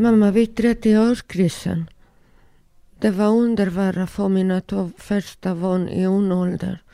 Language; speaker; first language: Swedish; non-native, learner; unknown